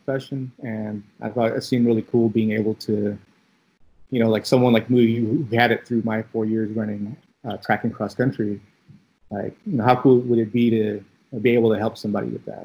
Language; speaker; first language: English; early bilingual, other home language; Filipino